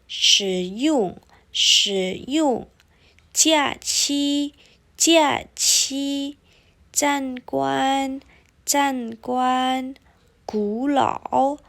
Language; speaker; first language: Chinese; non-native, fluent; Indonesian